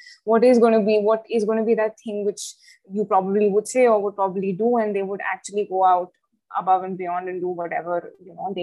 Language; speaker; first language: English; non-native, local second language; Hindi